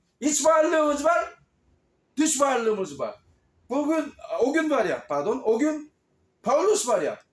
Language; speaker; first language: Turkish; non-native, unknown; Korean